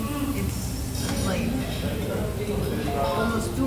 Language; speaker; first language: English; non-native, fluent; Czech